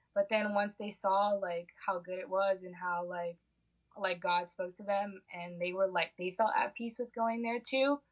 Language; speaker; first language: English; early bilingual, other home language; Portuguese